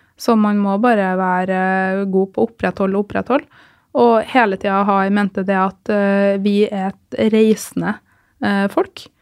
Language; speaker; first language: Norwegian; native; Norwegian